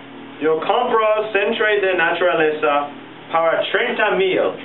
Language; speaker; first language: Spanish; non-native, learner; English